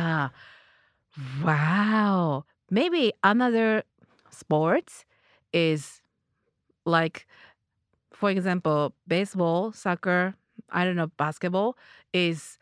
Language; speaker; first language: English; non-native, learner; Japanese